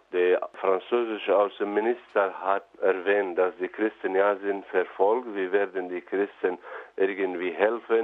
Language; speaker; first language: German; non-native, fluent; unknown